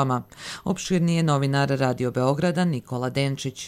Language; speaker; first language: Serbian; native; Serbian